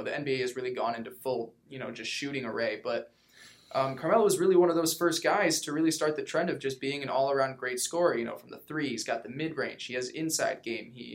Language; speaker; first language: English; native; English